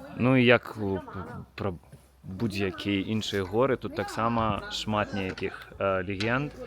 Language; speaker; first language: Belarusian; non-native, local second language; Russian